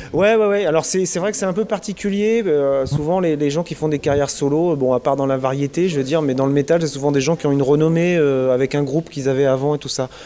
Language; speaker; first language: French; native; French